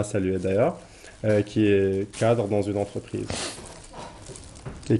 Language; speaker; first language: French; non-native, local second language; Arabic